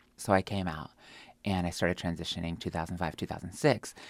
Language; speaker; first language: English; native; English